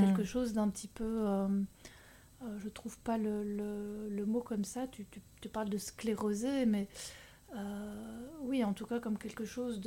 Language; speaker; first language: French; native; French